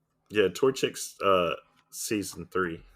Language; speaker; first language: English; native; English